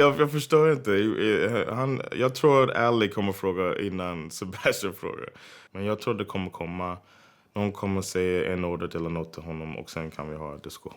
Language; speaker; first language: Swedish; non-native, fluent; English